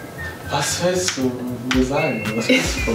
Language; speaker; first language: German; native; German